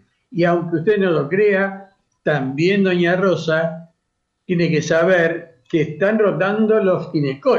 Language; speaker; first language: Spanish; native; Spanish